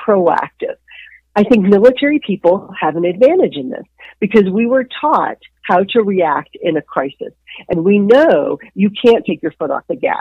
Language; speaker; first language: English; native; English